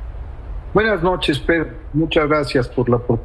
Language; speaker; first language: Spanish; native; Spanish